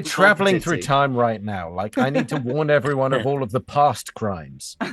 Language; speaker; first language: English; native; English